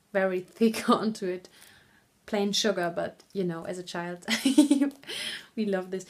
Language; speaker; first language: English; non-native, fluent; German